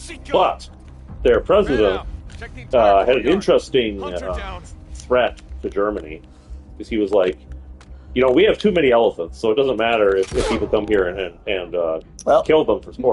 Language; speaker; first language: English; native; English